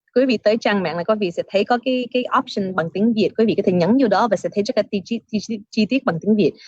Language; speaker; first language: Vietnamese; early bilingual, heritage; Vietnamese